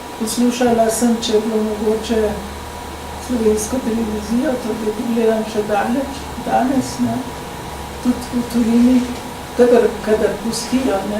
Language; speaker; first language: Slovenian; early bilingual, heritage; Slovenian